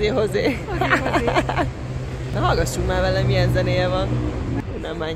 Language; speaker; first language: Hungarian; native; Hungarian